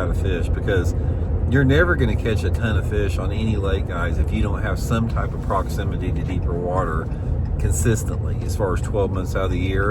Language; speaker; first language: English; native; English